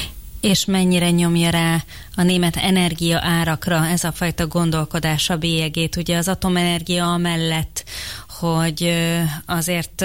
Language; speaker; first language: Hungarian; native; Hungarian